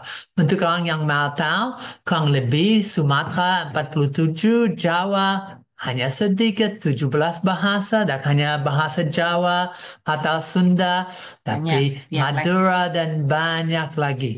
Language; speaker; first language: Indonesian; non-native, fluent; English